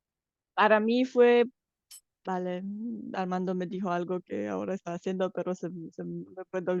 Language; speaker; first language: Spanish; non-native, fluent; Romanian